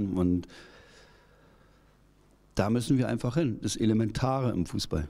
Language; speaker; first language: German; native; German